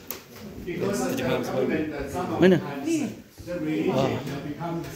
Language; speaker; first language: English; non-native, learner; Chinese